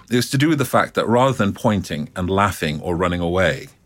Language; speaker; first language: English; native; English